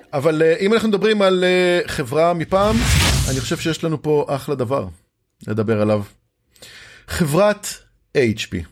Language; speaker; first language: Hebrew; native; Hebrew